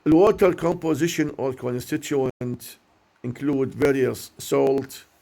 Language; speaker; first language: English; non-native, learner; Arabic